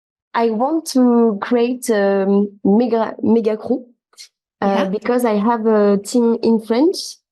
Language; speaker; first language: English; non-native, learner; French